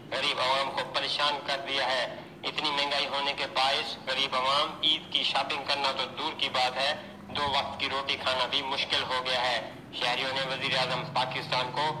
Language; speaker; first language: Urdu; non-native, local second language; Saraiki